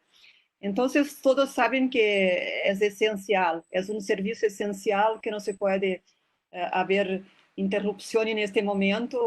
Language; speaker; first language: Spanish; non-native, fluent; Portuguese